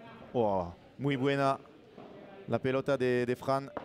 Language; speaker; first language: Spanish; non-native, learner; French